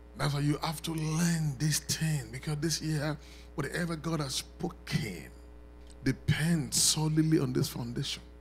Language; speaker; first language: English; non-native, local second language; Yoruba